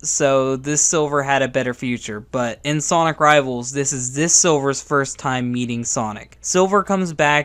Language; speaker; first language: English; native; English